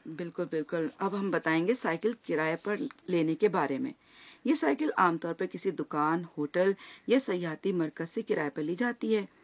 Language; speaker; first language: Urdu; native; Urdu